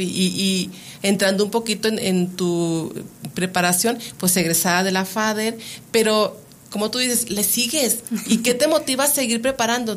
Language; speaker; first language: Spanish; native; Spanish